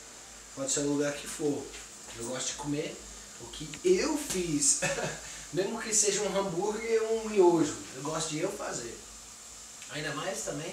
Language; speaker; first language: Portuguese; early bilingual, heritage; Portuguese